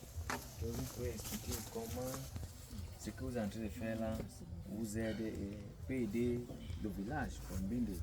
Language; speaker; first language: French; non-native, local second language; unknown